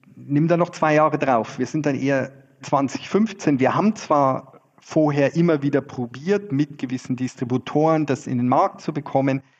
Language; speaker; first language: German; native; German